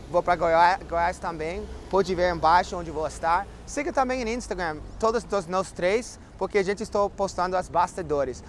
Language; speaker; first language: Portuguese; non-native, fluent; English